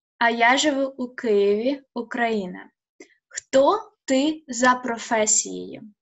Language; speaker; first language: Ukrainian; native; Ukrainian